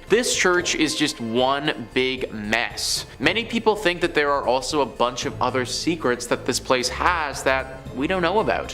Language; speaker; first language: English; native; English